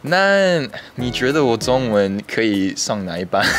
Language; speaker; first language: Chinese; early bilingual, heritage; English